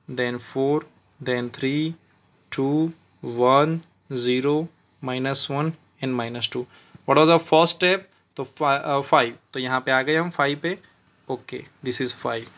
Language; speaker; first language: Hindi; non-native, local second language; Gujarati